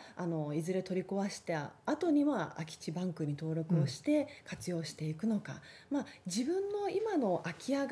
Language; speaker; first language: Japanese; native; Japanese